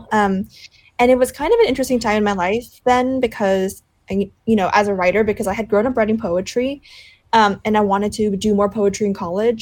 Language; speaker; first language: English; non-native, local second language; Cantonese